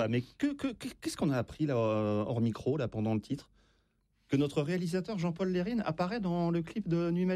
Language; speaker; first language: French; native; French